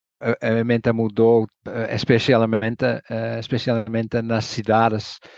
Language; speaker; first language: Portuguese; non-native, learner; Dutch